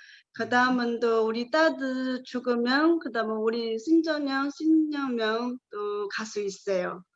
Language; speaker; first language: Korean; non-native, learner; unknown